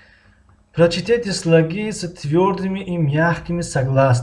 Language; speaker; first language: Russian; non-native, local second language; Tajik